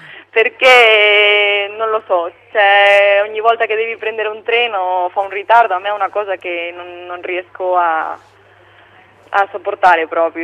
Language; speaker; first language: Italian; non-native, fluent; Spanish